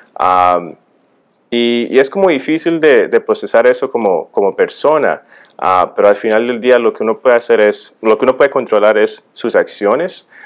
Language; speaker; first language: Spanish; early bilingual, heritage; Spanish